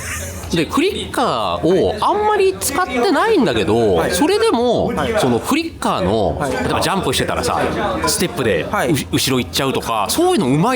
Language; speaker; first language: Japanese; native; Japanese